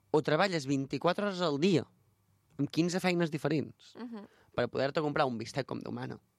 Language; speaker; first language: Catalan; native; Catalan